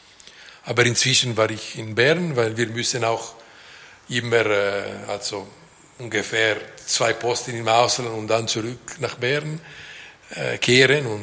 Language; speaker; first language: German; non-native, local second language; French